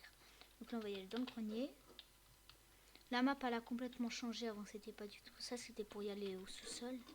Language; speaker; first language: French; native; French